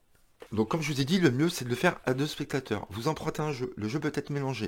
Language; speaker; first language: French; native; French